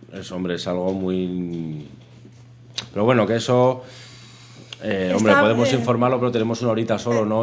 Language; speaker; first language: Spanish; native; Spanish